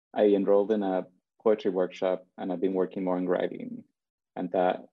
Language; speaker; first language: English; early bilingual, other home language; Spanish